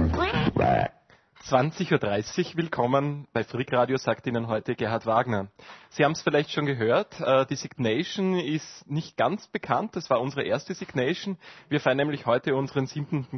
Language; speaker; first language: German; native; German